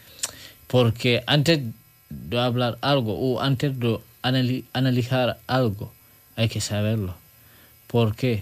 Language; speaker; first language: Spanish; non-native, learner; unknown